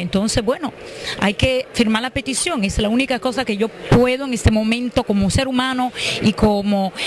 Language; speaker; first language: Spanish; early bilingual, heritage; Spanish